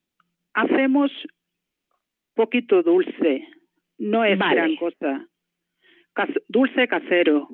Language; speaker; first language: Spanish; non-native, fluent; Malayalam